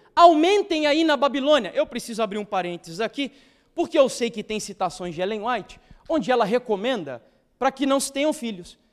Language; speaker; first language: Portuguese; native; Portuguese